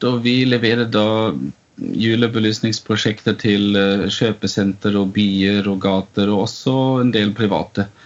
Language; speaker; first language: Norwegian; non-native, fluent; German